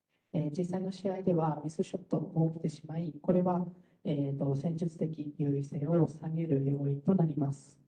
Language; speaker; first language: Japanese; native; Japanese